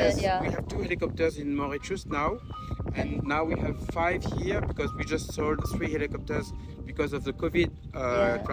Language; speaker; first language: English; non-native, fluent; French